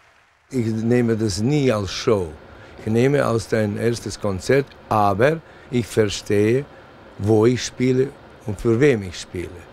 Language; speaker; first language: German; non-native, fluent; Latvian